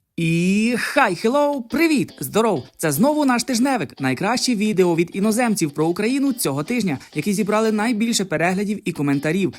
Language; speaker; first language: Ukrainian; native; Ukrainian